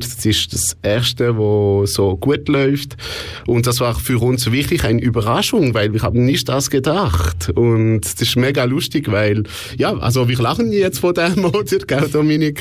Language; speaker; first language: German; non-native, local second language; French